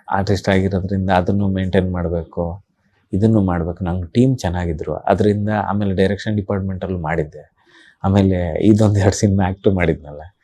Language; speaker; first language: Kannada; native; Kannada